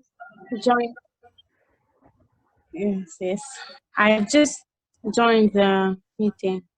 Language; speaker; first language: English; non-native, learner; Central Kurdish